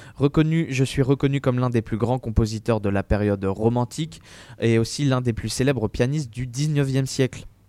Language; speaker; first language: French; native; French